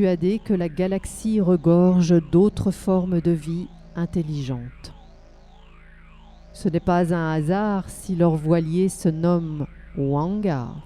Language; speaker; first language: French; native; French